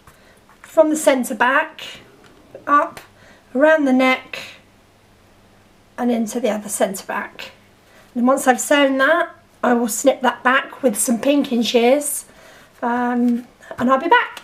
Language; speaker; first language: English; native; English